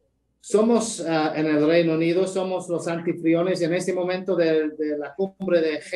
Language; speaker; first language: Spanish; non-native, fluent; English